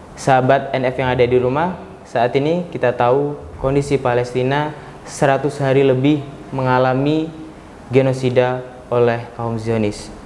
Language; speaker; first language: Indonesian; native; Indonesian